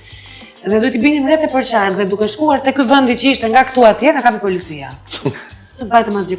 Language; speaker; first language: Albanian; native; Albanian